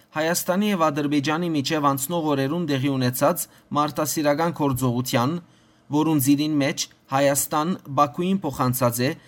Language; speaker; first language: Armenian; early bilingual, heritage; Armenian